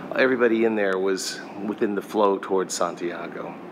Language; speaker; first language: English; native; English